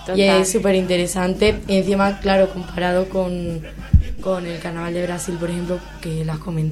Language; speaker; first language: Spanish; native; Spanish